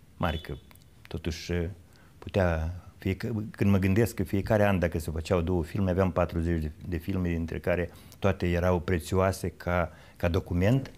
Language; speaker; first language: Romanian; native; Romanian